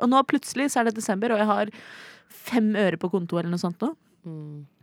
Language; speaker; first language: Norwegian; native; Norwegian